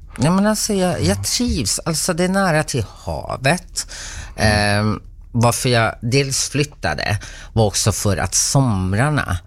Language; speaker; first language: Swedish; native; Swedish